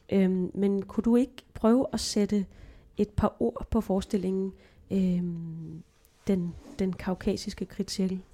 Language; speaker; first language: Danish; native; Danish